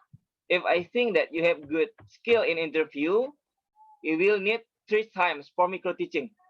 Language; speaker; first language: English; non-native, fluent; Indonesian